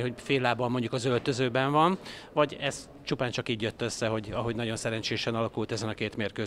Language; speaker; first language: Hungarian; native; Hungarian